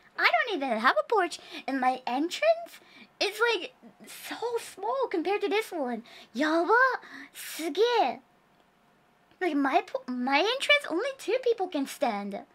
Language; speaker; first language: English; non-native, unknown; Japanese